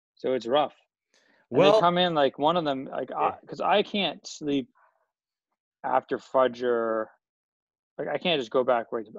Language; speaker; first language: English; native; English